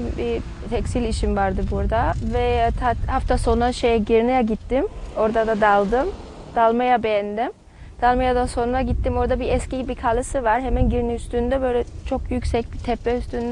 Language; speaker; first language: Turkish; non-native, learner; German